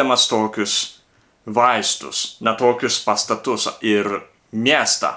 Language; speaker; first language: Lithuanian; non-native, learner; Japanese